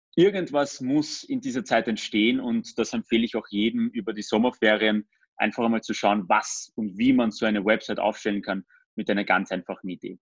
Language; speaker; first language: German; early bilingual, other home language; Armenian